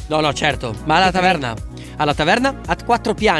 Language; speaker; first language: Italian; native; Italian